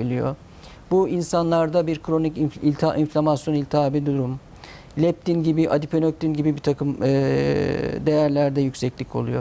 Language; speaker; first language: Turkish; native; Turkish